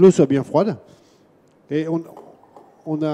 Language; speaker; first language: French; native; French